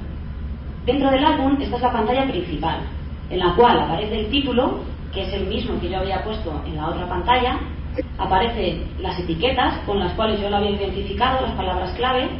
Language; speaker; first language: Spanish; native; Spanish